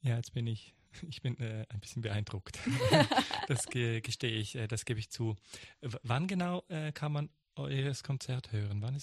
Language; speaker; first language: German; native; German